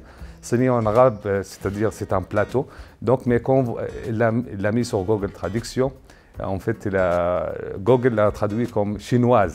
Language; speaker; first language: French; non-native, fluent; Arabic